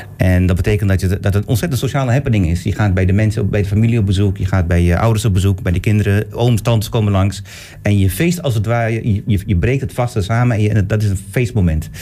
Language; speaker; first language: Dutch; early bilingual, other home language; Turkish